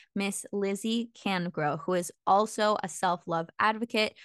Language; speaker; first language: English; native; English